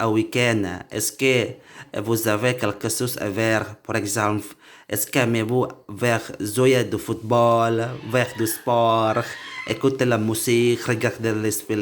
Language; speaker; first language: French; non-native, learner; Indonesian